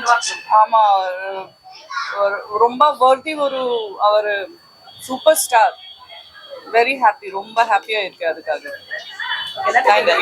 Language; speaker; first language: Tamil; non-native, fluent; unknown